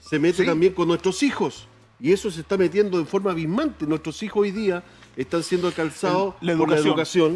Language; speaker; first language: Spanish; native; Spanish